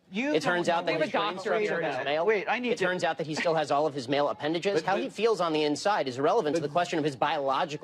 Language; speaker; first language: English; native; English